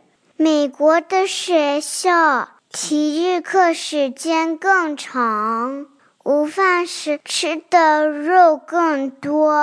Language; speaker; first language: Chinese; early bilingual, heritage; Chinese